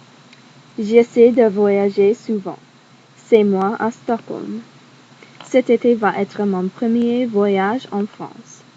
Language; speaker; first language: French; non-native, learner; English